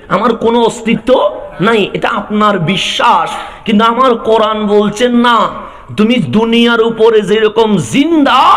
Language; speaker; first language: Bangla; non-native, local second language; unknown